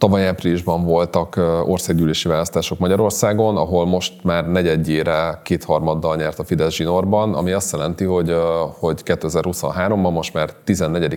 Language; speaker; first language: Hungarian; native; Hungarian